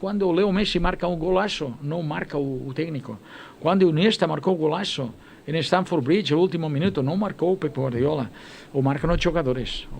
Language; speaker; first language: Portuguese; non-native, fluent; Spanish